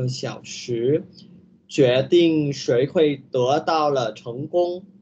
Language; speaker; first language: Chinese; non-native, learner; Vietnamese